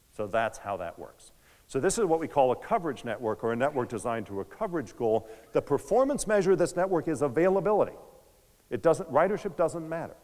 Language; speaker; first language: English; native; English